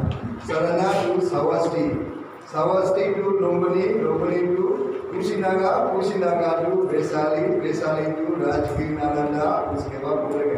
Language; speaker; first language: Hindi; non-native, fluent; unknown